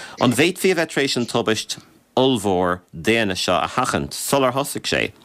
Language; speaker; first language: Irish; native; Irish